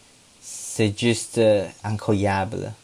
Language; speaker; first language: French; non-native, learner; Chinese